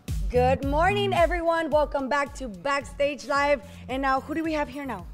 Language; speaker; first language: English; early bilingual, other home language; Spanish